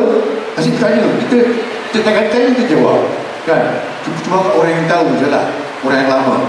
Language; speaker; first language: Malay; native; Malay